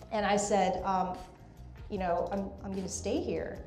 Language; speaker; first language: English; native; English